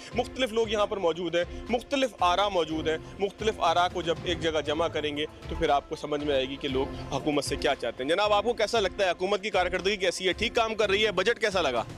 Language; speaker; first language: Urdu; native; Urdu